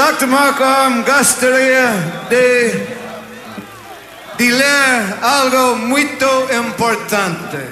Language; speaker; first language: Portuguese; non-native, learner; English